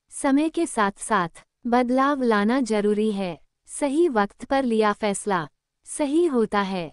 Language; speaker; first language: Hindi; native; Hindi